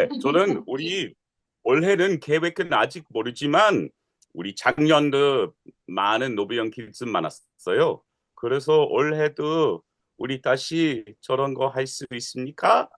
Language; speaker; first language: Korean; non-native, learner; English